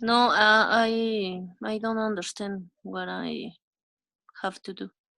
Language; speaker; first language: English; non-native, learner; Spanish